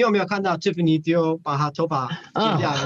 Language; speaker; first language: Chinese; early bilingual, heritage; English